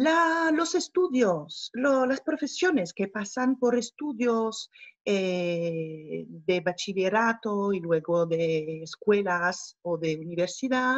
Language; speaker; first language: Spanish; non-native, fluent; French